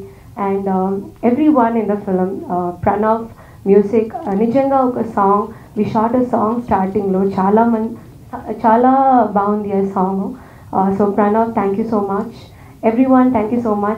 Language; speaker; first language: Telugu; non-native, learner; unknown